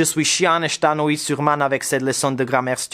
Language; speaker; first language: French; non-native, learner; English